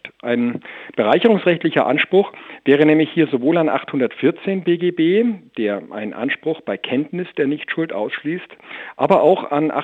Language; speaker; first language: German; native; German